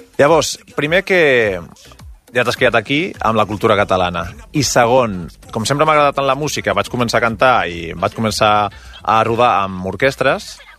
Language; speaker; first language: Catalan; non-native, local second language; Spanish